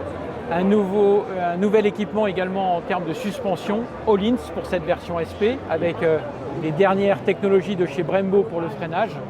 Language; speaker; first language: French; native; French